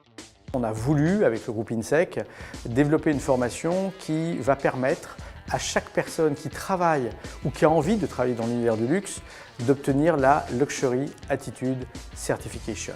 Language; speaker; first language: French; native; French